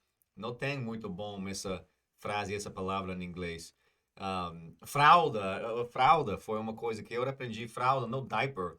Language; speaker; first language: Portuguese; non-native, fluent; English